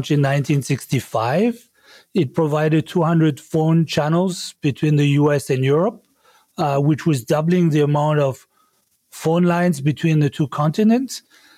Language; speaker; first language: English; non-native, fluent; French